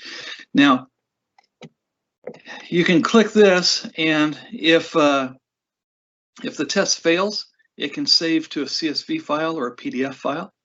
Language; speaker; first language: English; native; English